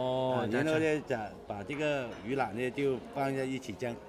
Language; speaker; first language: Chinese; native; Chinese